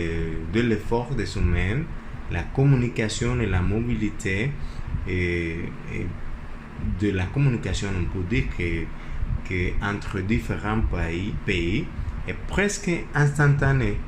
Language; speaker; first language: French; non-native, learner; Spanish